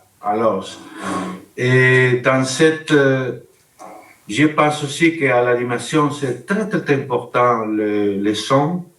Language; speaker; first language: French; non-native, learner; Spanish